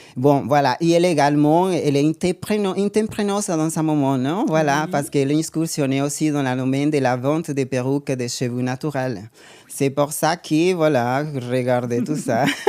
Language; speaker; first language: French; non-native, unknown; Spanish